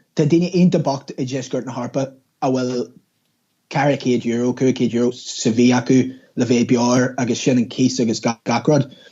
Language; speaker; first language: Irish; non-native, local second language; English